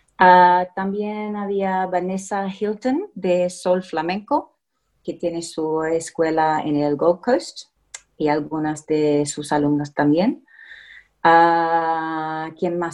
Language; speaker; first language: Spanish; non-native, fluent; English